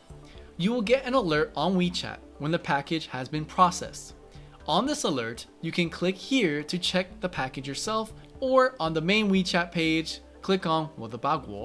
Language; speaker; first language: English; native; English